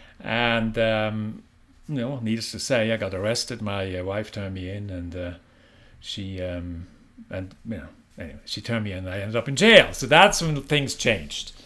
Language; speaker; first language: English; non-native, fluent; German